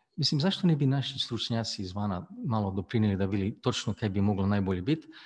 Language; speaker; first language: Bosnian; early bilingual, heritage; Croatian